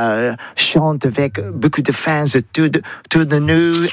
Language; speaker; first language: French; non-native, learner; English